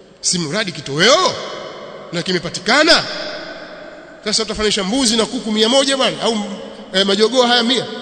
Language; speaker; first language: Swahili; native; Swahili